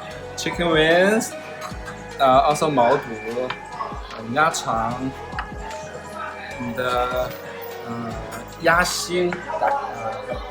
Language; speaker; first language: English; non-native, learner; Chinese